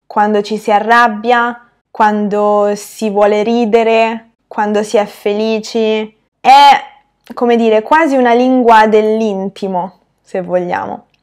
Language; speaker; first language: Italian; native; Italian